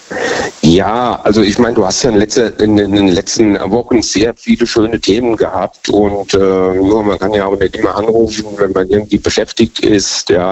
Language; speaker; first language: German; native; German